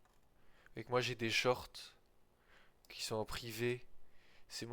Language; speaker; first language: French; native; French